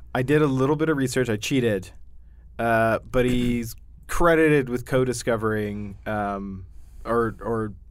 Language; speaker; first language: English; native; English